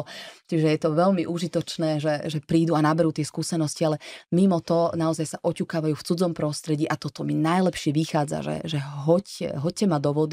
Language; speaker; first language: Slovak; native; Slovak